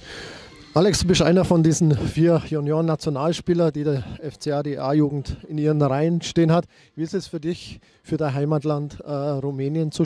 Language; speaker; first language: German; native; German